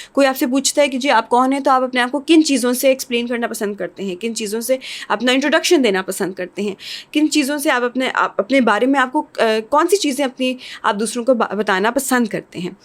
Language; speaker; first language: Urdu; non-native, local second language; English